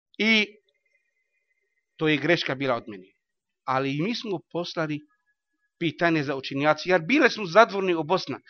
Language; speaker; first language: Bosnian; non-native, learner; Arabic